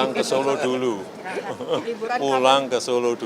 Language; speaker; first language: Indonesian; native; Indonesian